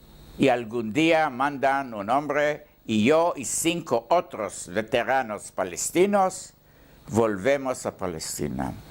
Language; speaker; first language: Spanish; non-native, learner; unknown